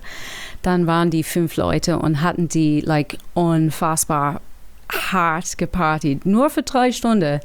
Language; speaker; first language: German; non-native, learner; English